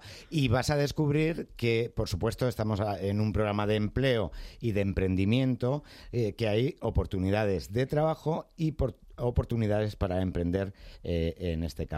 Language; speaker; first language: Spanish; native; Spanish